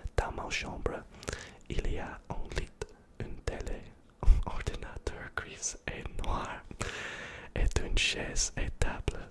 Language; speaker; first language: French; non-native, learner; English